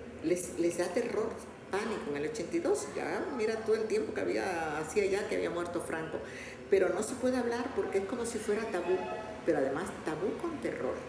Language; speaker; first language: Spanish; native; Spanish